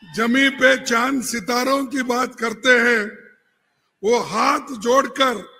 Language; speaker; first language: Hindi; non-native, local second language; Kannada